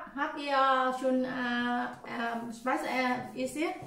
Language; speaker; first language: German; non-native, learner; Vietnamese